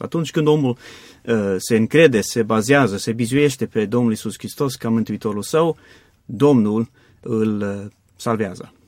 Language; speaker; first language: Romanian; non-native, fluent; English